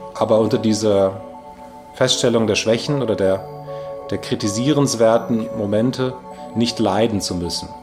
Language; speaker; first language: German; native; German